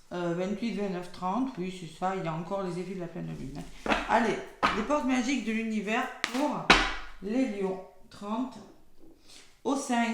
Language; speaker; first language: French; native; French